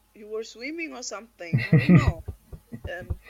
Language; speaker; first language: English; non-native, fluent; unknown